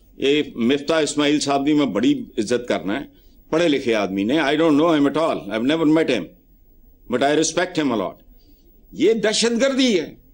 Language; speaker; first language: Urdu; non-native, local second language; Punjabi